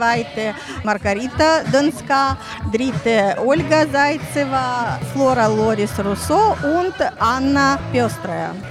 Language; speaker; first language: German; non-native, learner; Ukrainian